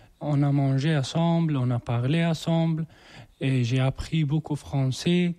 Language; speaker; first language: French; non-native, learner; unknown